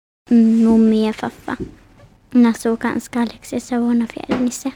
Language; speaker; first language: Finnish; early bilingual, heritage; Finnish